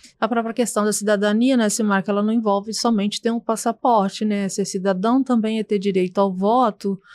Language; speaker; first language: Portuguese; native; Portuguese